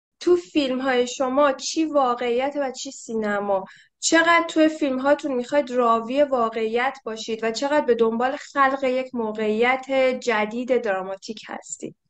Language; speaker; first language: Persian; native; Persian